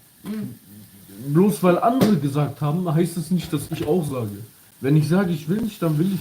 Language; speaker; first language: German; early bilingual, other home language; Kurdish